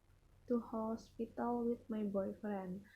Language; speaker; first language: English; non-native, learner; Indonesian